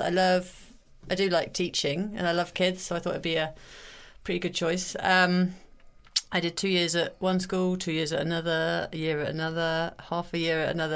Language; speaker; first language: English; native; English